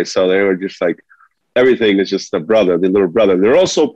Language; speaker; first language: English; early bilingual, other home language; Spanish